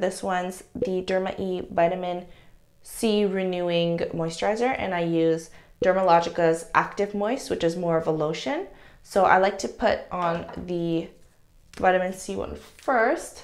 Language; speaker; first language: English; early bilingual, other home language; Korean